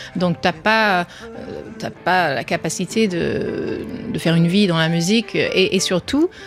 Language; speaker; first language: French; non-native, fluent; English